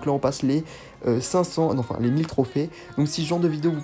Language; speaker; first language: French; native; French